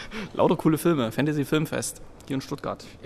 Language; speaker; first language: German; native; German